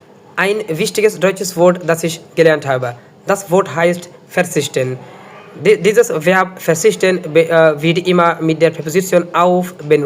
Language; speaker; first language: German; non-native, fluent; Bangla